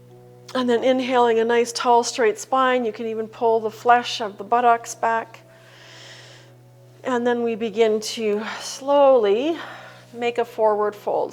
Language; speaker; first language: English; native; English